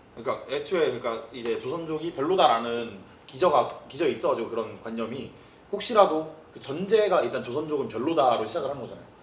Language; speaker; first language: Korean; early bilingual, heritage; Korean